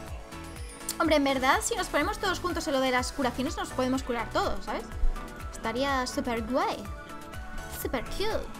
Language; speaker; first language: Spanish; native; Spanish